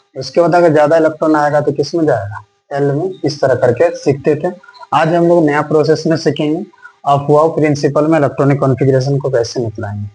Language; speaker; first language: Hindi; native; Hindi